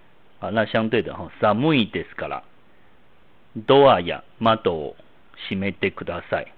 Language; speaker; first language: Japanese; non-native, fluent; Chinese